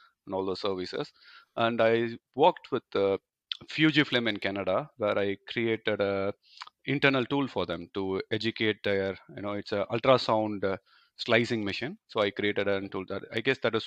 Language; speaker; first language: English; non-native, local second language; Tamil